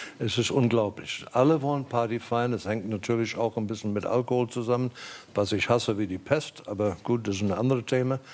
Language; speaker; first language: German; non-native, fluent; English